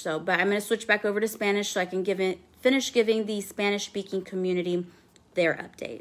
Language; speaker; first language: English; early bilingual, other home language; Spanish